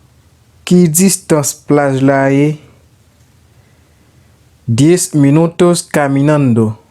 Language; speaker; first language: Spanish; non-native, learner; Haitian Creole